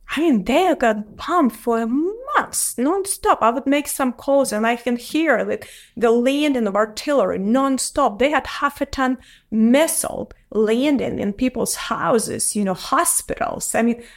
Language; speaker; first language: English; non-native, fluent; Ukrainian